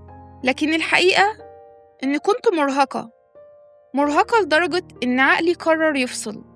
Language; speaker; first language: Arabic; native; Arabic